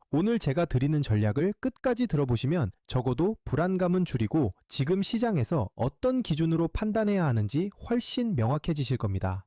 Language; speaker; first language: Korean; native; Korean